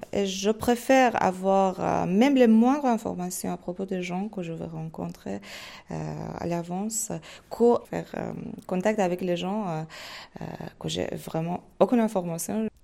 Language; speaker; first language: French; non-native, fluent; Persian